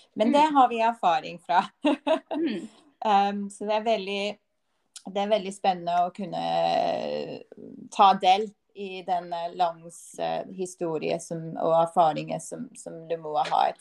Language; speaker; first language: Norwegian; non-native, fluent; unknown